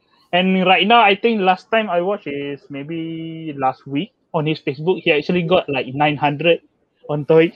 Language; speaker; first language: English; non-native, local second language; Malay